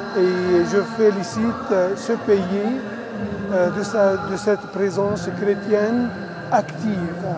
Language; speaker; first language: French; non-native, local second language; Arabic